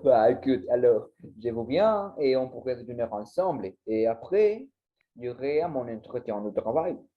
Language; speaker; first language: French; non-native, learner; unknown